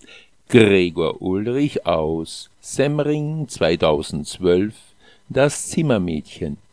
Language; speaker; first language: German; native; German